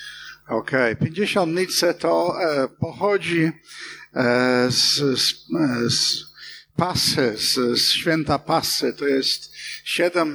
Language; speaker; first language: Polish; non-native, fluent; English